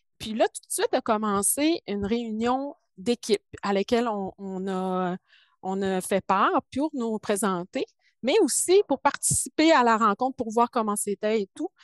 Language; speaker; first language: French; native; French